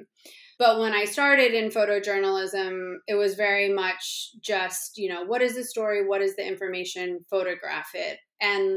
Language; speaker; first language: English; native; English